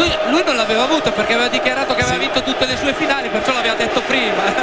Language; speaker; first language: Italian; native; Italian